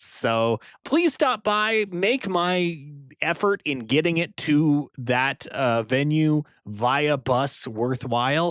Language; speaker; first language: English; native; English